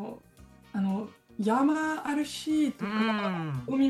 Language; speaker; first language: Japanese; non-native, learner; French